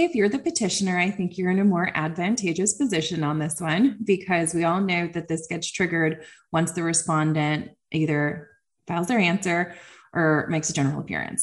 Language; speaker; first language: English; native; English